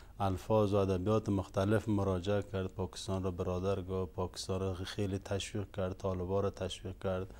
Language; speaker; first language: Persian; non-native, local second language; Uzbek